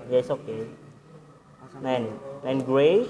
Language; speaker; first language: English; non-native, learner; Indonesian